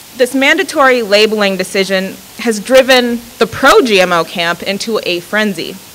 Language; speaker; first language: English; native; English